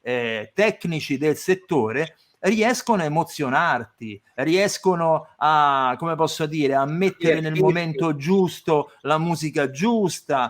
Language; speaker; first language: Italian; native; Italian